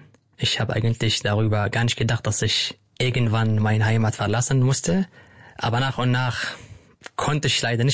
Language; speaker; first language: German; non-native, fluent; Arabic